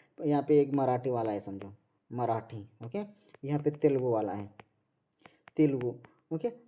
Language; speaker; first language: Hindi; non-native, local second language; Marathi